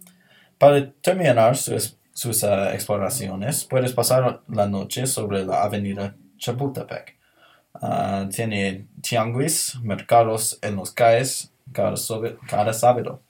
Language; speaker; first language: Spanish; non-native, learner; English